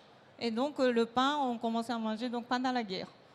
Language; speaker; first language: French; non-native, fluent; Japanese